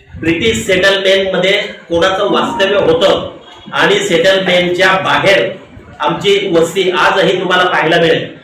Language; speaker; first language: Marathi; non-native, local second language; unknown